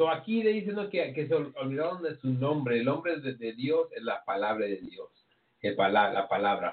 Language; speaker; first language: Spanish; early bilingual, heritage; Spanish